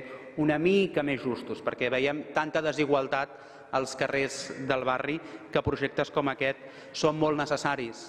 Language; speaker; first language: Catalan; native; Catalan